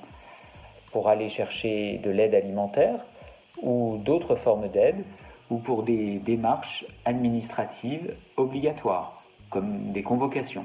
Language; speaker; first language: French; native; French